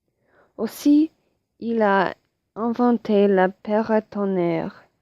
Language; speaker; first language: French; non-native, learner; English